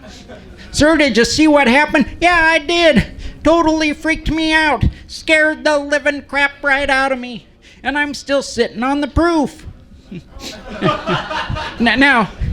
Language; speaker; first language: English; native; English